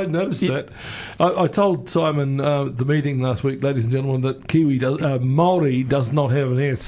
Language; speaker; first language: English; native; English